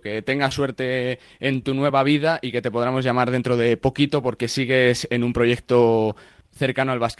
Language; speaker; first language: Spanish; native; Spanish